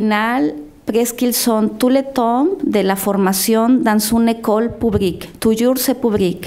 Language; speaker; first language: French; non-native, fluent; Spanish